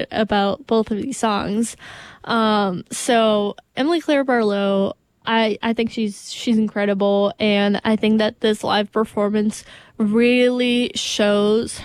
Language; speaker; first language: English; non-native, fluent; Portuguese